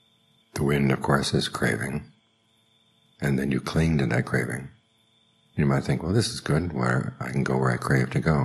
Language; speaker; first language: English; native; English